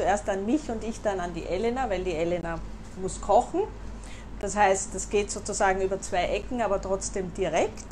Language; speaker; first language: German; native; German